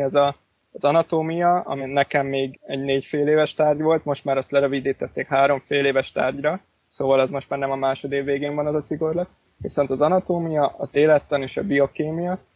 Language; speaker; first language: Hungarian; native; Hungarian